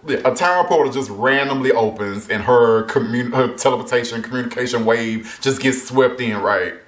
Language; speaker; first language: English; native; English